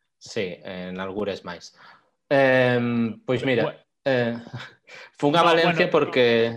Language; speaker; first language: Galician; non-native, local second language; Spanish